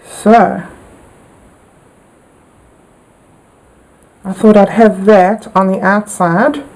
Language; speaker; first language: English; native; English